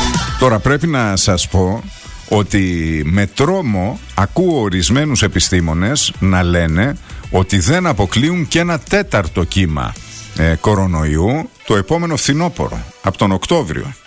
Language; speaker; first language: Greek; native; Greek